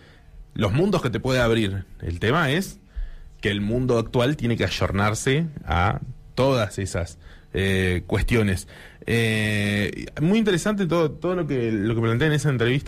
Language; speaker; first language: Spanish; native; Spanish